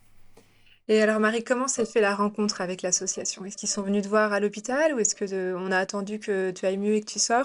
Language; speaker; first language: French; native; French